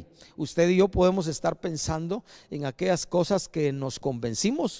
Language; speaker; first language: Spanish; native; Spanish